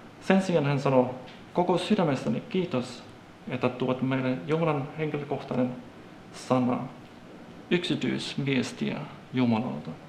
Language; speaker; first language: Finnish; non-native, fluent; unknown